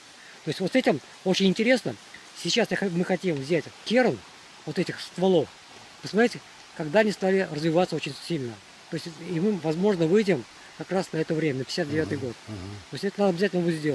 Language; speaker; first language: Russian; native; Russian